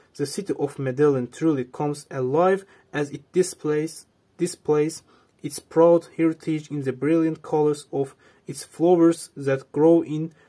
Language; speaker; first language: English; non-native, fluent; Azerbaijani